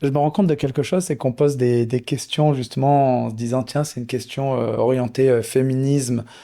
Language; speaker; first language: French; native; French